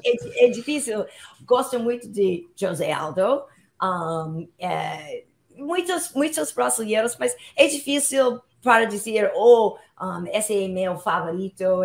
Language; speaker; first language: Portuguese; non-native, learner; English